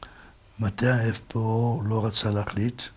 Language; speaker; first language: Hebrew; non-native, fluent; Yiddish